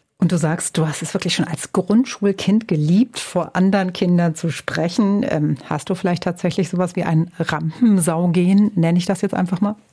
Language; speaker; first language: German; native; German